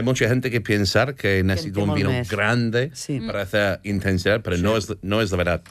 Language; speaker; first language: Spanish; non-native, learner; English